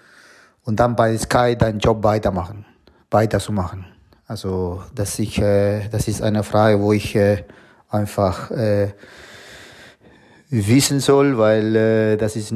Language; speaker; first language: German; non-native, fluent; Spanish